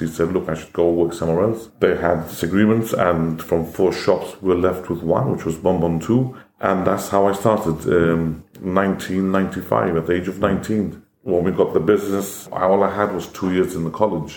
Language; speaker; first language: English; non-native, fluent; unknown